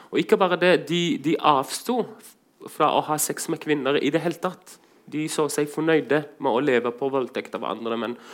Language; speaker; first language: Norwegian; non-native, fluent; Arabic